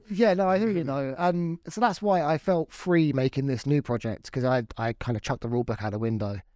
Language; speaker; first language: English; native; English